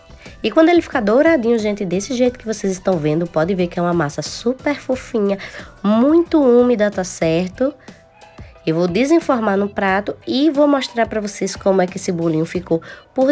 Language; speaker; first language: Portuguese; native; Portuguese